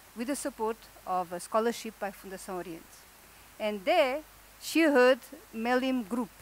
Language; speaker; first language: English; non-native, local second language; Portuguese